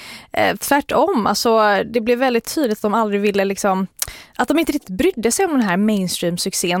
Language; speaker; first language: Swedish; native; Swedish